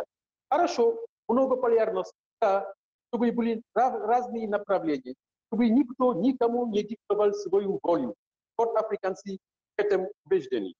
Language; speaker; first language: Russian; non-native, fluent; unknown